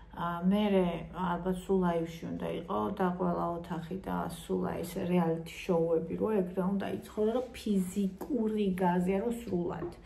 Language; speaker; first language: Georgian; native; Georgian